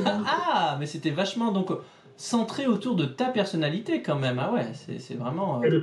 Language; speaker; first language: French; native; French